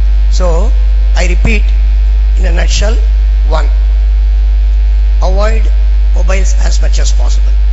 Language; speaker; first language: English; non-native, local second language; Tamil